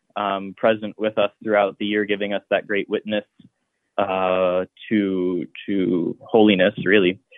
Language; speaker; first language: English; native; English